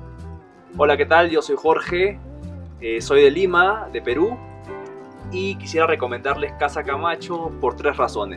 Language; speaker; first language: Spanish; native; Spanish